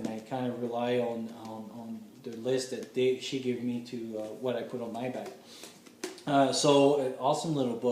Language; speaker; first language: English; non-native, fluent; French